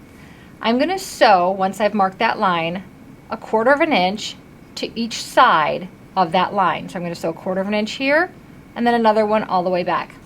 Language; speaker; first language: English; native; English